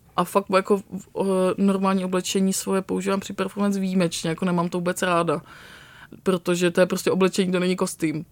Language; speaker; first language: Czech; native; Czech